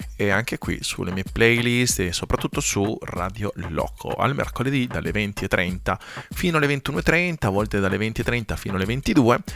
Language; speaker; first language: Italian; non-native, fluent; Spanish